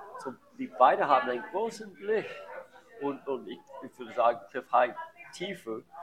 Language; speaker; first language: German; non-native, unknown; English